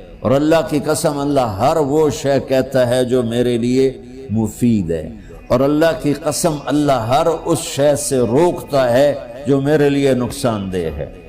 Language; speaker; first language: Urdu; non-native, local second language; Punjabi